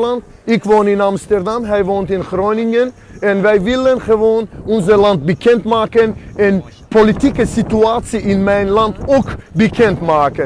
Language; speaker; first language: Dutch; non-native, fluent; Azerbaijani